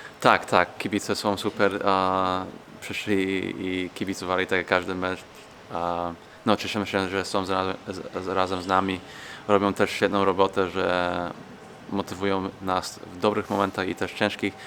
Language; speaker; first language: Polish; non-native, fluent; English